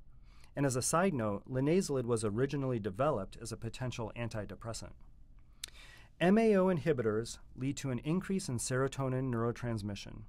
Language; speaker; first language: English; native; English